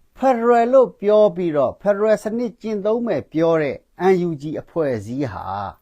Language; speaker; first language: Burmese; non-native, local second language; Kachin